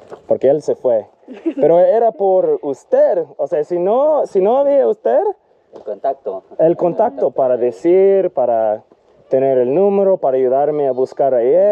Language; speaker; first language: Spanish; non-native, fluent; English